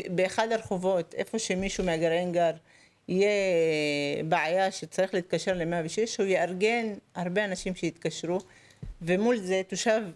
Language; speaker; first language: Hebrew; native; Hebrew